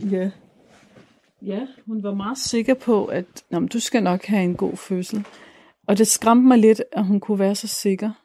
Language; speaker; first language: Danish; native; Danish